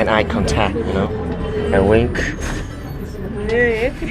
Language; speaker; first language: English; non-native, learner; Korean